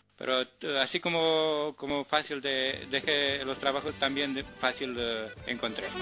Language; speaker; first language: Spanish; non-native, fluent; Romanian